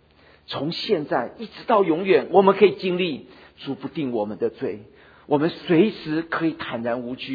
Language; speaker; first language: Chinese; native; Chinese